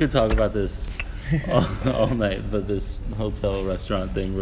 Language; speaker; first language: English; native; English